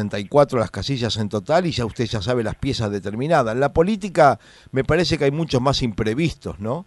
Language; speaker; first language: Spanish; native; Spanish